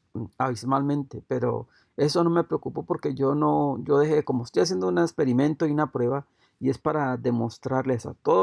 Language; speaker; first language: Spanish; native; Spanish